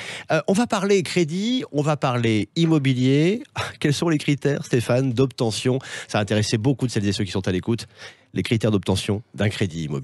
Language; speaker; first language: French; native; French